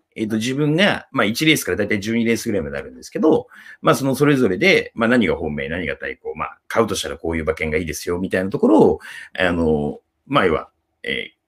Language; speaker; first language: Japanese; native; Japanese